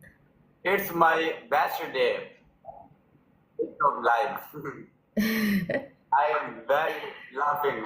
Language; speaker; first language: English; non-native, learner; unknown